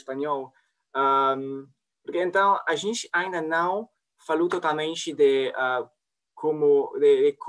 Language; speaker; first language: Portuguese; non-native, fluent; French